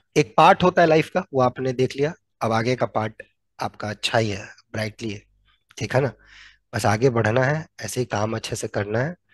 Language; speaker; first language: Hindi; native; Hindi